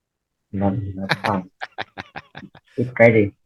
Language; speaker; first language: English; non-native, learner; Vietnamese